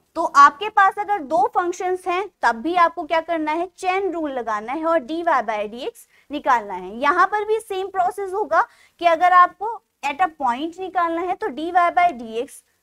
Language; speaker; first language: Hindi; native; Hindi